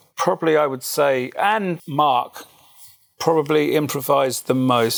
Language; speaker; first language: English; native; English